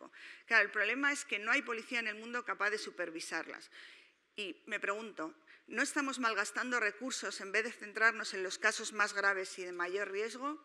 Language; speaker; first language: Spanish; native; Spanish